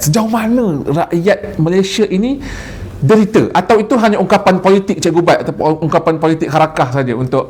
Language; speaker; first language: Malay; native; Malay